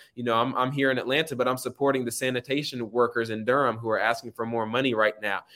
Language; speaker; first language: English; native; English